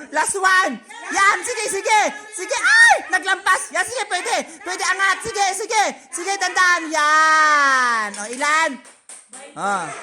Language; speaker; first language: Filipino; non-native, local second language; Cebuano